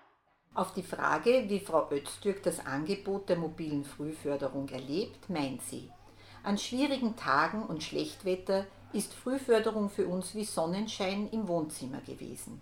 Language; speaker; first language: German; native; German